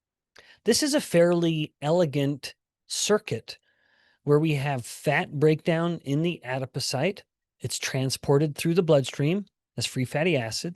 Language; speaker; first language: English; native; English